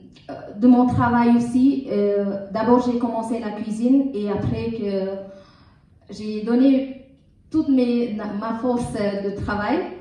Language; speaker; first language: French; non-native, learner; Tamil